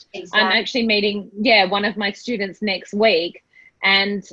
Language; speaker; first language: English; native; English